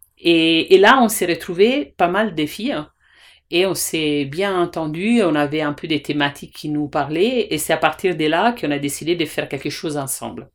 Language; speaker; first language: French; non-native, fluent; Italian